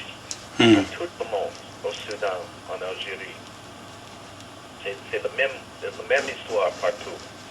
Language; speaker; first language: French; non-native, fluent; English